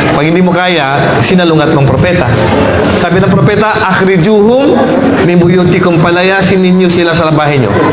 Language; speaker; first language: Filipino; non-native, local second language; Maranao